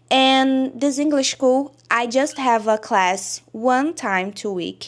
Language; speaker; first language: English; non-native, learner; Portuguese